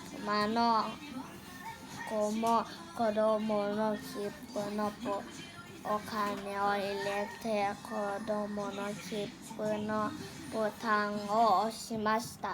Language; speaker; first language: Japanese; non-native, learner; Thai